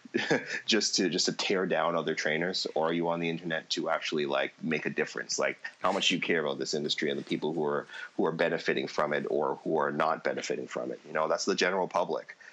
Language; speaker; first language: English; native; English